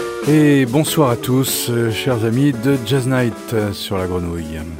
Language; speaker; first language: French; native; French